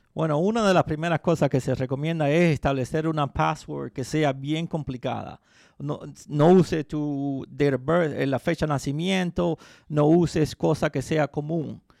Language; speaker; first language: Spanish; early bilingual, heritage; Spanish